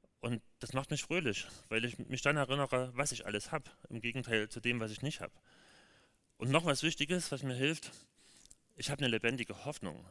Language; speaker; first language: German; native; German